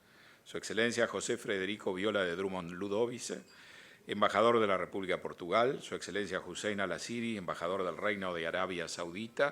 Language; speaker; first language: Spanish; native; Spanish